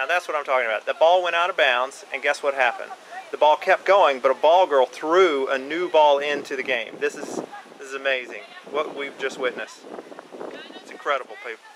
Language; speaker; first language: English; native; English